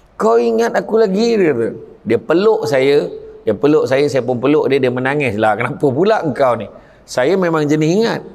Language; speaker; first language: Malay; native; Malay